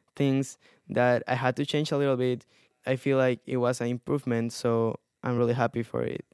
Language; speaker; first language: English; non-native, fluent; Spanish